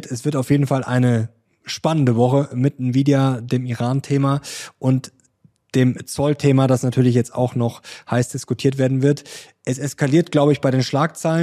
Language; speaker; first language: German; native; German